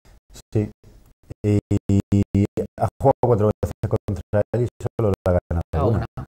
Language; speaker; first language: Spanish; native; Spanish